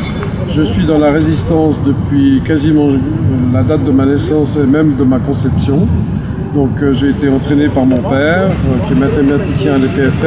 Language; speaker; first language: French; native; French